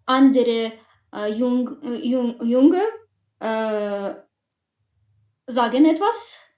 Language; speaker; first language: German; non-native, learner; Macedonian